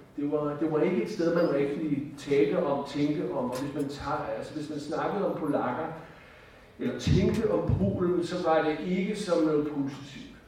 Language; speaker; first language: Danish; native; Danish